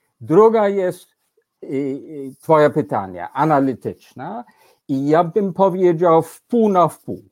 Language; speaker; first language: Polish; non-native, fluent; English